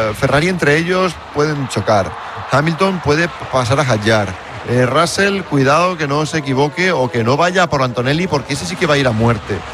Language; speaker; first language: Spanish; native; Spanish